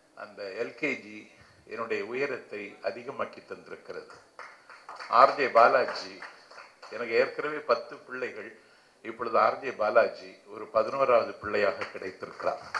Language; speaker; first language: Tamil; native; Tamil